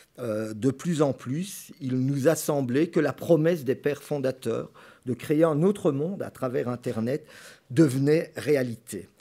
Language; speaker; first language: French; native; French